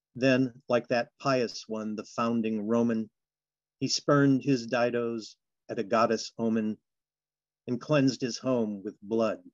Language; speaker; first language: English; native; English